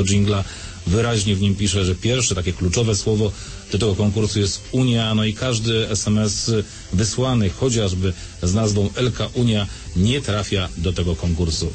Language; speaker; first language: Polish; native; Polish